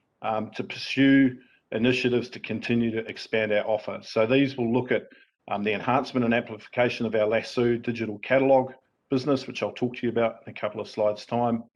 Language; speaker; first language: English; native; English